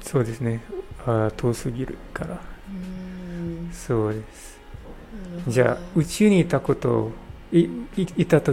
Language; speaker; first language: Japanese; non-native, learner; English